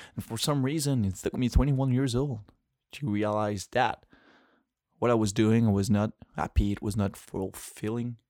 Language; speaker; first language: English; non-native, fluent; French